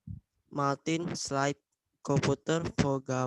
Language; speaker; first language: German; non-native, learner; Indonesian